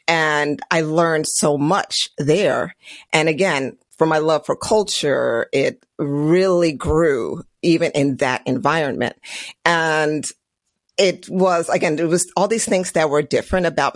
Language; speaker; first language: English; native; English